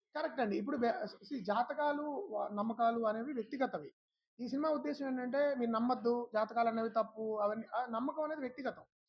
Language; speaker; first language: Telugu; native; Telugu